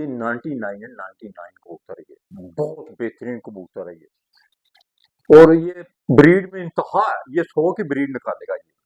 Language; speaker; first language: Hindi; non-native, local second language; Punjabi